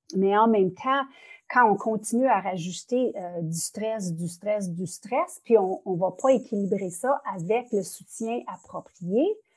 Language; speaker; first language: French; native; French